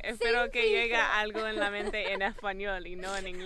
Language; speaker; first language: Spanish; non-native, fluent; English